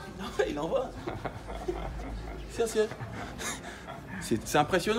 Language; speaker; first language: French; native; French